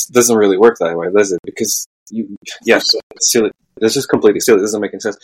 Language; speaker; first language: English; non-native, fluent; Portuguese